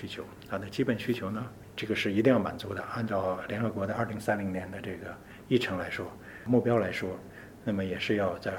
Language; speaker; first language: Chinese; native; Chinese